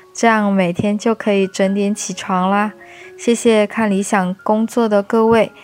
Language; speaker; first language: Chinese; native; Chinese